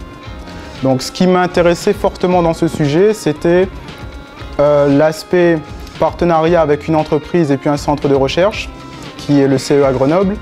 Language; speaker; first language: French; native; French